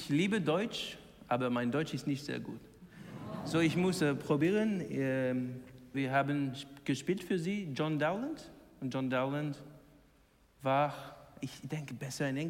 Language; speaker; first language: German; non-native, learner; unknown